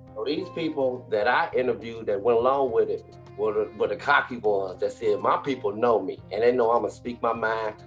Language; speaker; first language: English; native; English